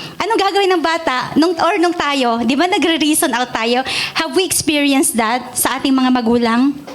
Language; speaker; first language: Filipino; non-native, local second language; Iloko